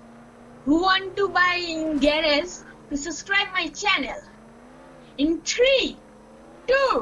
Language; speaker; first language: English; non-native, learner; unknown